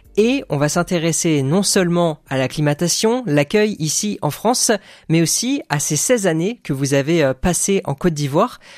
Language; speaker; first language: French; native; French